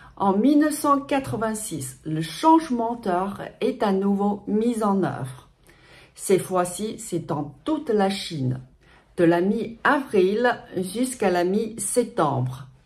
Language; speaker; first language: French; non-native, fluent; Chinese